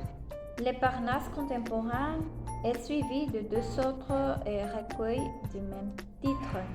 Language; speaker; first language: French; non-native, learner; Spanish